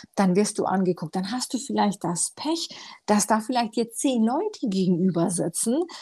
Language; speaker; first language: German; early bilingual, other home language; Romanian